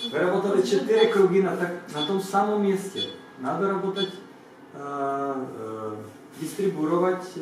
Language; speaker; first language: Russian; non-native, learner; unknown